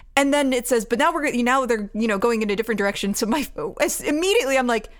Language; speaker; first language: English; native; English